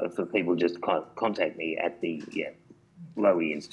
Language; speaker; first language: English; native; English